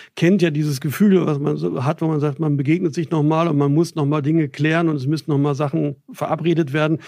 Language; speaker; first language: German; native; German